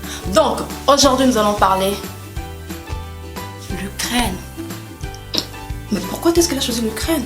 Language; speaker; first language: French; non-native, local second language; Lingala